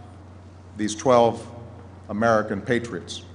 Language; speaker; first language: English; native; English